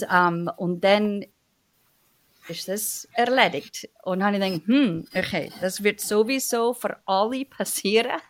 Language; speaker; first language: German; non-native, fluent; English